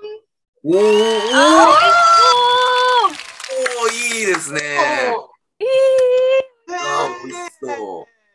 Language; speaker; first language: Japanese; native; Japanese